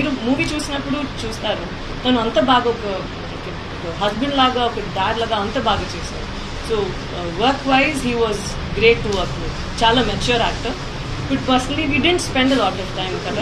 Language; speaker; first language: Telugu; non-native, learner; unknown